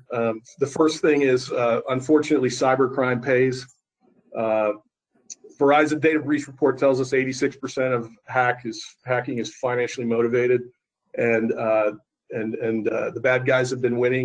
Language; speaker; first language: English; native; English